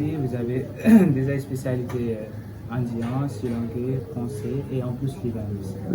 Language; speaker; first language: French; non-native, learner; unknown